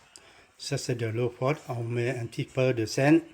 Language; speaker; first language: French; non-native, learner; Vietnamese